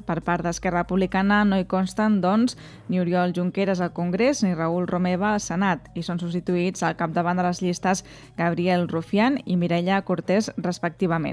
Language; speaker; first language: Catalan; native; Catalan